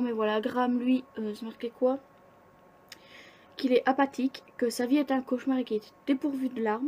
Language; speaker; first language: French; native; French